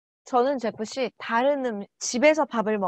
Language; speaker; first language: Korean; non-native, learner; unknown